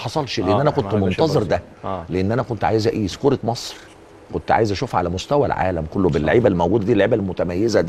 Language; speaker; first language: Arabic; native; Arabic